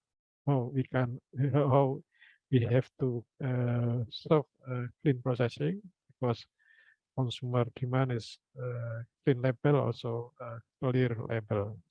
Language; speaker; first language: English; non-native, fluent; Indonesian